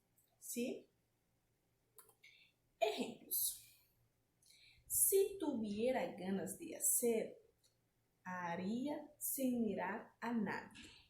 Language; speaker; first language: Spanish; non-native, fluent; Portuguese